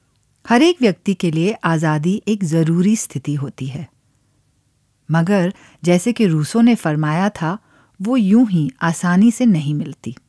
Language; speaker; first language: Hindi; native; Hindi